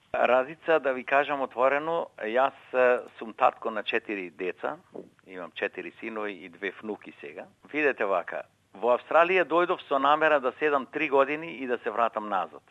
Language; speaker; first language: Macedonian; native; Macedonian